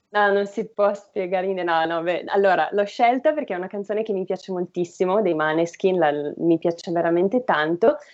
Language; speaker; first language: Italian; native; Italian